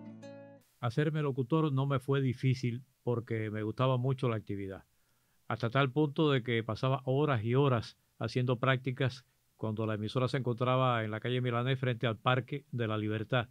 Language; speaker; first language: Spanish; native; Spanish